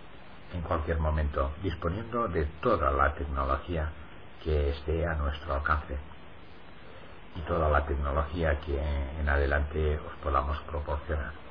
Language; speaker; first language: Spanish; native; Spanish